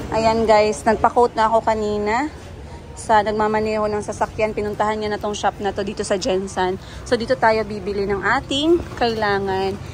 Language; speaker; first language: Filipino; non-native, local second language; Cebuano